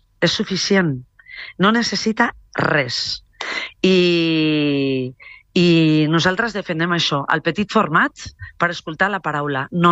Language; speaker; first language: Catalan; non-native, local second language; Spanish